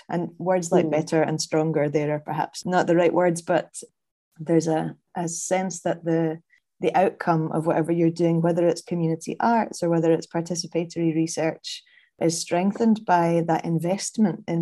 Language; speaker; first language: English; native; English